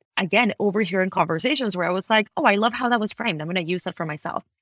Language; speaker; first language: English; non-native, fluent; Spanish